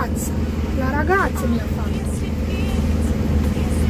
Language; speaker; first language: Italian; non-native, learner; Russian